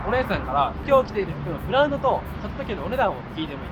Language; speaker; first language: Japanese; native; Japanese